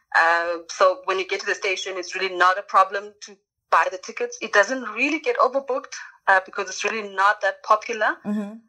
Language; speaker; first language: English; non-native, local second language; Zulu